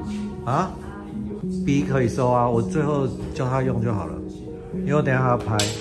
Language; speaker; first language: Chinese; native; Chinese